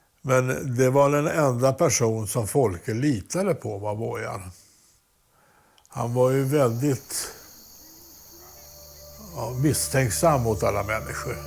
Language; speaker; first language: Swedish; native; Swedish